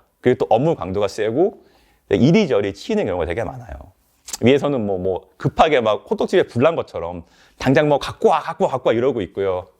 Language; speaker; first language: Korean; native; Korean